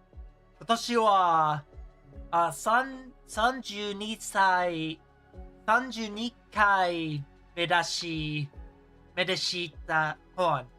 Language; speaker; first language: Japanese; non-native, learner; English